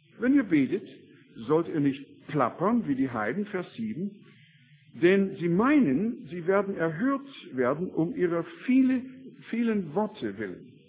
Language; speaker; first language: German; non-native, fluent; English